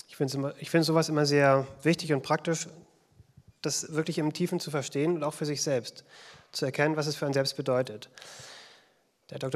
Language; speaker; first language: German; native; German